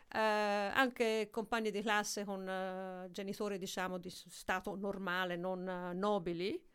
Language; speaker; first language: Italian; native; Italian